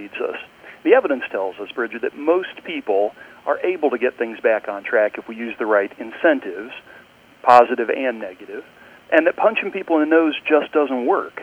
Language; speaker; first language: English; native; English